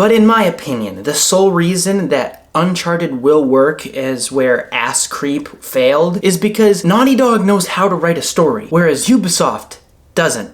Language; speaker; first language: English; native; English